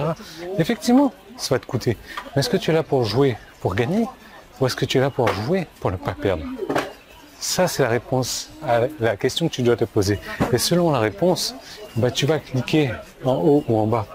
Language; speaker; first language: French; native; French